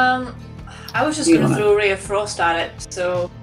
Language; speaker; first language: English; native; English